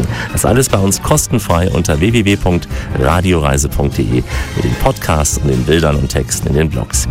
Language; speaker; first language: German; native; German